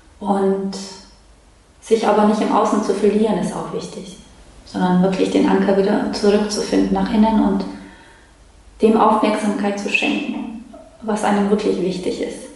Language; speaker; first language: German; early bilingual, other home language; Polish